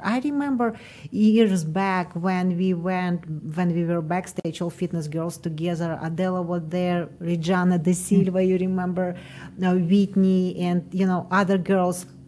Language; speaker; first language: English; non-native, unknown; Russian